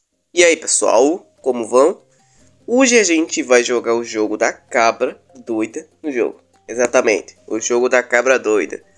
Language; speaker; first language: Portuguese; native; Portuguese